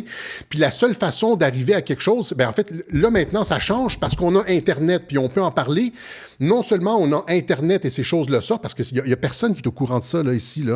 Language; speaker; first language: French; native; French